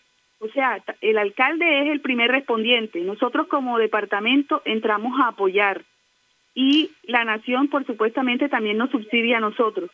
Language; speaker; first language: Spanish; native; Spanish